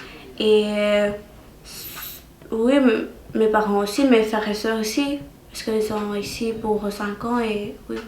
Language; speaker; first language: French; early bilingual, other home language; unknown